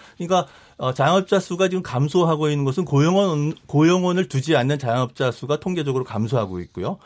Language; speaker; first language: Korean; native; Korean